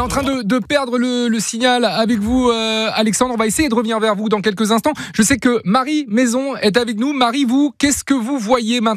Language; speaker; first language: French; native; French